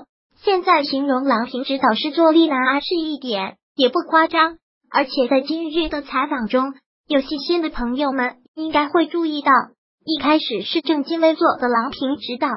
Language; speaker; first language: Chinese; native; Chinese